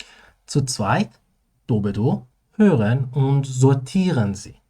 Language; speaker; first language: German; non-native, learner; Persian